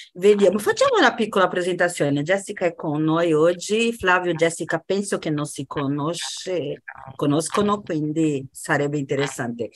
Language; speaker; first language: Italian; non-native, fluent; Portuguese